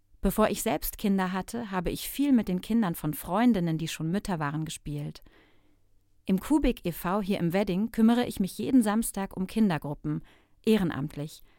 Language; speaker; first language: German; non-native, fluent; Turkish